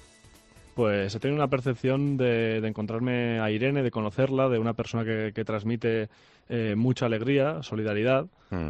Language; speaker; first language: Spanish; native; Spanish